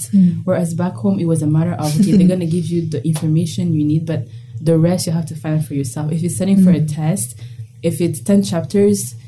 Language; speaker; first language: English; non-native, local second language; Kinyarwanda